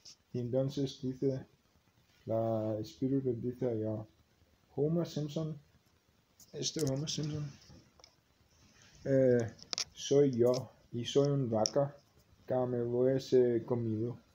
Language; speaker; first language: Spanish; non-native, learner; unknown